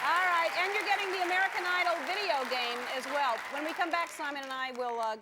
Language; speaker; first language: English; native; English